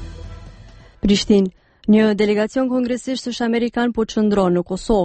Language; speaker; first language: Albanian; native; Albanian